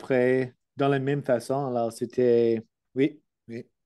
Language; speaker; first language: French; non-native, learner; English